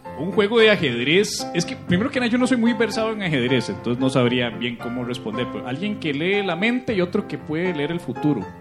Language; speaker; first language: Spanish; native; Spanish